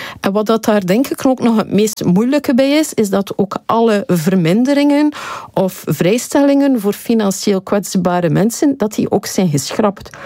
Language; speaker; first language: Dutch; native; Dutch